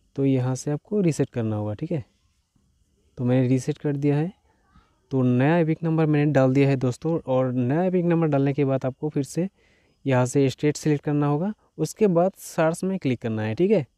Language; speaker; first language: Hindi; non-native, local second language; Bangla